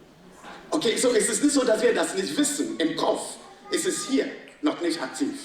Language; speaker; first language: German; non-native, fluent; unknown